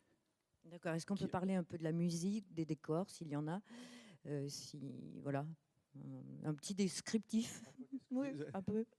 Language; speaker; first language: French; native; French